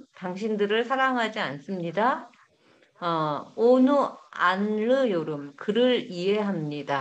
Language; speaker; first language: Korean; native; Korean